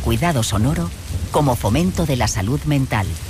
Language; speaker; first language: Spanish; native; Spanish